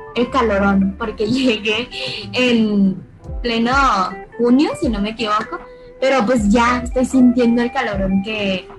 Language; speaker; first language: Spanish; early bilingual, other home language; Chinese